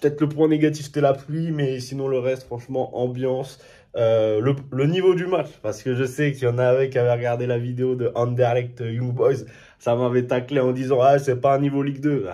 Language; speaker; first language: French; native; French